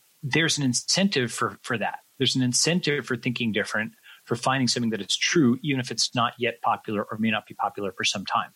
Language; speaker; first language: English; native; English